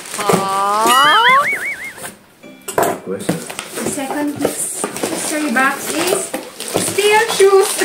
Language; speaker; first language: English; non-native, local second language; Filipino